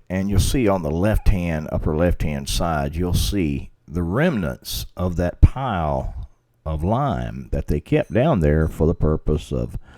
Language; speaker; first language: English; native; English